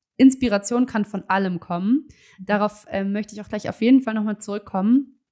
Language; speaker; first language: German; native; German